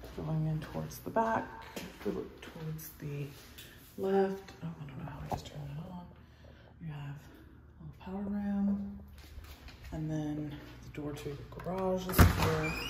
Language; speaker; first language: English; native; English